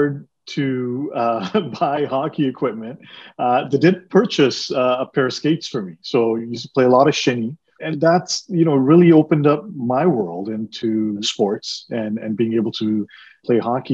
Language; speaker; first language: English; early bilingual, other home language; Punjabi